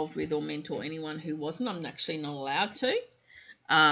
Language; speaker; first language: English; native; English